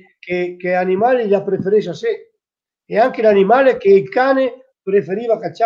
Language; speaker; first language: Italian; native; Italian